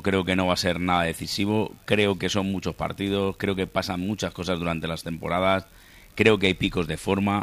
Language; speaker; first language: Spanish; native; Spanish